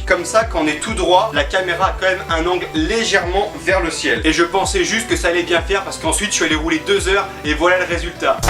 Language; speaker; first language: French; native; French